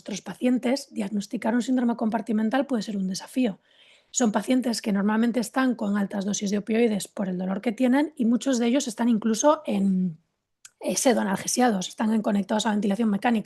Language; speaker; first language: Spanish; native; Spanish